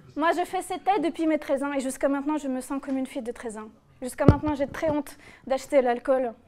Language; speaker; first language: French; non-native, fluent; Russian